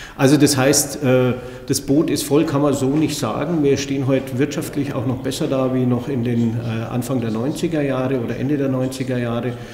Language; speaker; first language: German; native; German